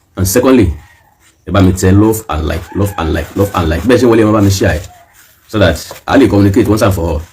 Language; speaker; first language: English; non-native, local second language; Yoruba